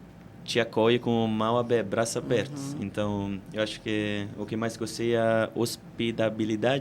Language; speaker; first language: Portuguese; non-native, fluent; Italian